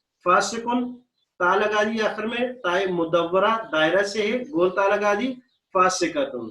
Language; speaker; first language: Urdu; native; Urdu